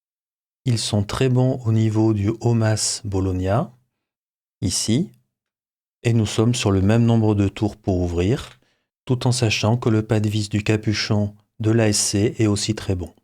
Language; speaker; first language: French; native; French